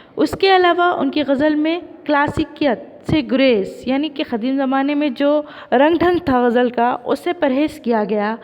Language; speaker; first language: Urdu; native; Urdu